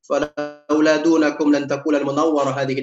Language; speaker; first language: Arabic; non-native, fluent; Indonesian